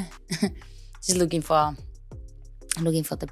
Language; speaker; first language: English; non-native, fluent; Finnish